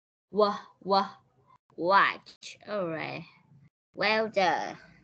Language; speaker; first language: English; non-native, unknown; Vietnamese